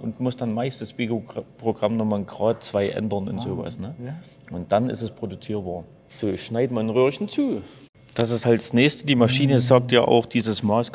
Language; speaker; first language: German; native; German